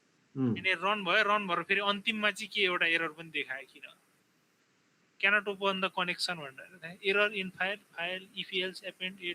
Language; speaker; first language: Nepali; native; Nepali